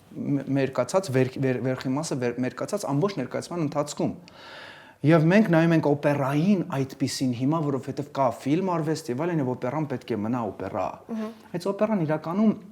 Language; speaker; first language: Armenian; early bilingual, heritage; Armenian